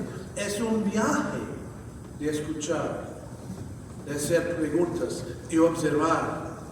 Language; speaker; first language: Spanish; non-native, fluent; English